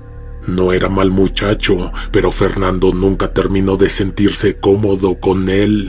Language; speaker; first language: Spanish; native; Spanish